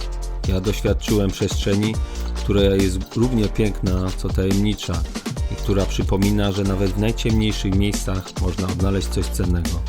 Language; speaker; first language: Polish; native; Polish